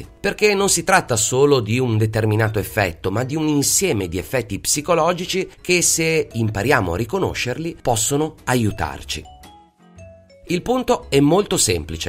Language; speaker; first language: Italian; native; Italian